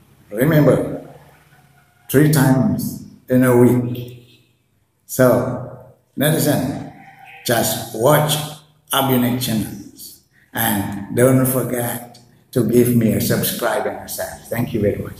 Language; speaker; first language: English; non-native, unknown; Balinese